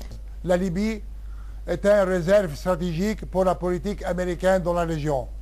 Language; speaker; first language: French; non-native, local second language; Arabic